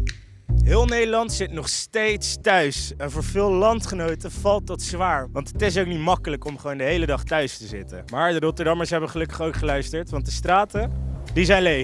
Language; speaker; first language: Dutch; native; Dutch